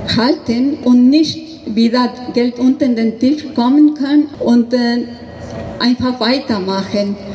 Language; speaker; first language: German; non-native, learner; Spanish